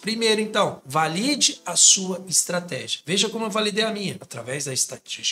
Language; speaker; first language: Portuguese; native; Portuguese